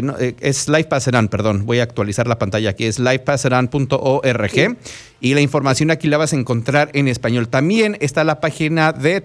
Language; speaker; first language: Spanish; native; Spanish